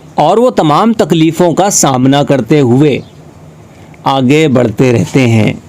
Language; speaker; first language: Urdu; native; Urdu